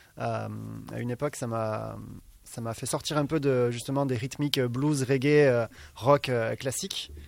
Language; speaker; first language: French; native; French